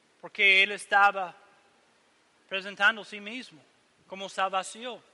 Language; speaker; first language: Spanish; non-native, learner; English